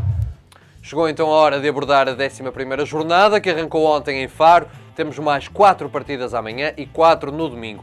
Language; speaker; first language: Portuguese; native; Portuguese